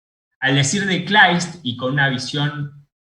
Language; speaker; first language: Spanish; native; Spanish